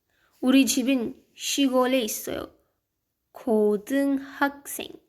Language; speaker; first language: Korean; non-native, learner; Hindi